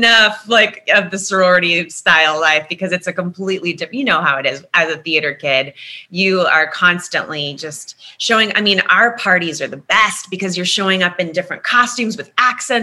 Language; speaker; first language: English; native; English